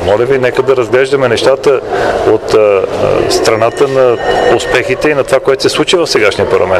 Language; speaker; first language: Bulgarian; native; Bulgarian